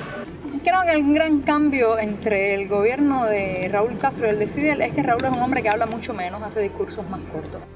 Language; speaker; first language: Spanish; native; Spanish